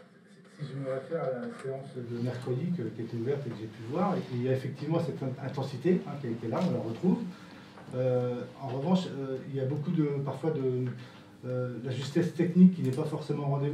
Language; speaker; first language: French; native; French